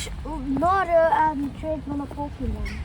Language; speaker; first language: Lithuanian; early bilingual, heritage; Lithuanian